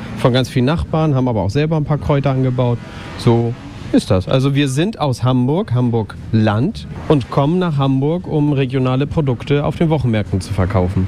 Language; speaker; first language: German; native; German